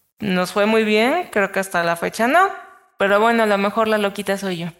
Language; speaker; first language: Spanish; native; Spanish